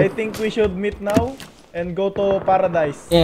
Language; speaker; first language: English; non-native, local second language; Filipino